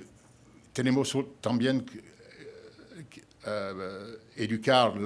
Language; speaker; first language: Spanish; non-native, fluent; French